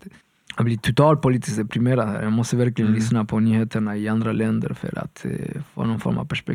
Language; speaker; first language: Swedish; non-native, fluent; Spanish